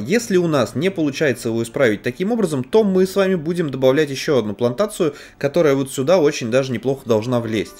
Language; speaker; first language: Russian; native; Russian